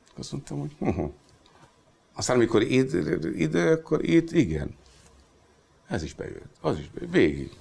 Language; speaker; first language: Hungarian; non-native, fluent; Hindi